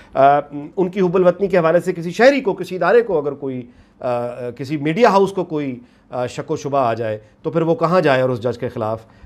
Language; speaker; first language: Urdu; native; Urdu